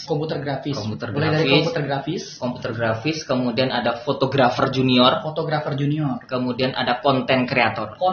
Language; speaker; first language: Indonesian; native; Indonesian